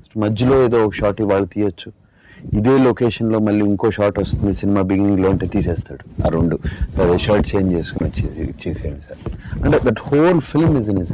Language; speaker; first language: Telugu; native; Telugu